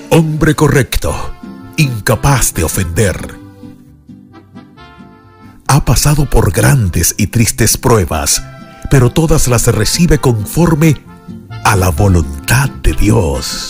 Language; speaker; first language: Spanish; native; Spanish